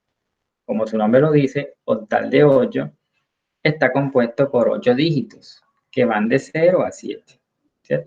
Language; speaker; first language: Spanish; native; Spanish